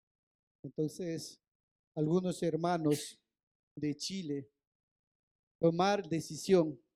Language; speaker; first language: Spanish; non-native, local second language; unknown